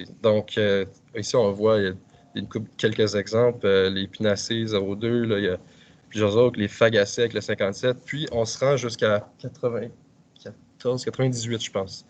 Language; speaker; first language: French; native; French